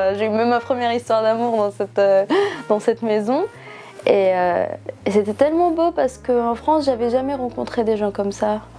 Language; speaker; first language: French; non-native, local second language; Arabic